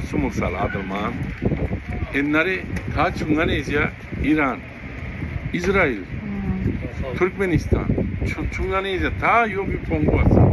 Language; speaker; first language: Korean; non-native, learner; Uzbek